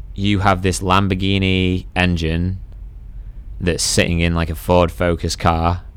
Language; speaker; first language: English; native; English